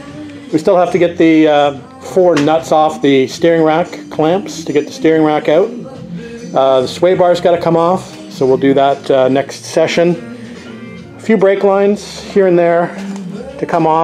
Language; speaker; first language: English; native; English